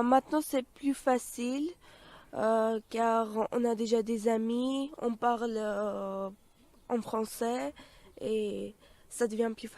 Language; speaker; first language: French; non-native, fluent; Armenian